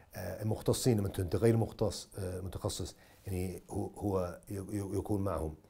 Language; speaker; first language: Arabic; non-native, fluent; English